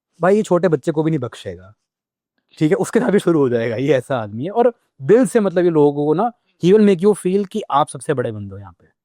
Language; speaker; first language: Hindi; native; Hindi